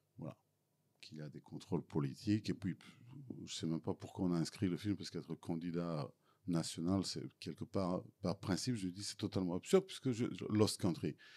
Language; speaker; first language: French; non-native, fluent; Serbian